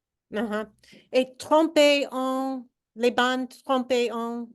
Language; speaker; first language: French; non-native, fluent; English